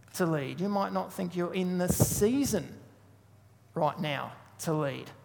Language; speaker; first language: English; native; English